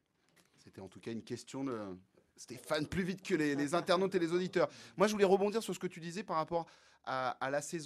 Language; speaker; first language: French; native; French